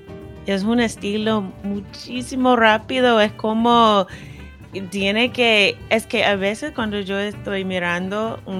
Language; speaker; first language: Spanish; non-native, fluent; English